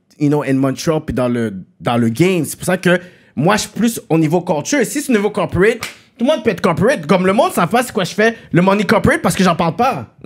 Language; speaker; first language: French; native; French